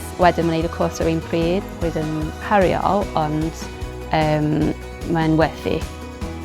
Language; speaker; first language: Welsh; non-native, learner; English